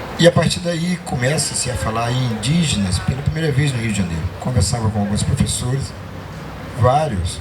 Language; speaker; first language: Portuguese; non-native, local second language; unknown